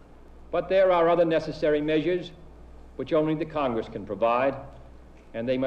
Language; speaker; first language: English; native; English